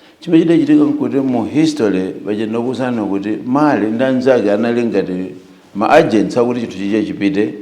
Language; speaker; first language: Nyanja; native; Nyanja